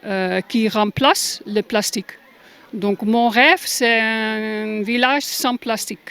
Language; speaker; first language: French; non-native, learner; German